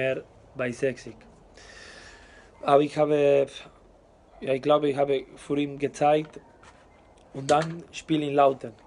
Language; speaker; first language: German; non-native, learner; Spanish